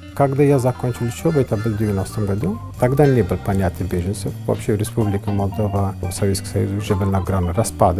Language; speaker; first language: Russian; non-native, fluent; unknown